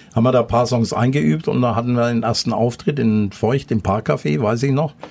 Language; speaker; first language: German; native; German